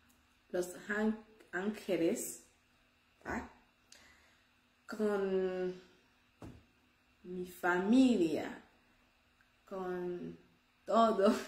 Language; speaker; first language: Spanish; non-native, learner; Haitian Creole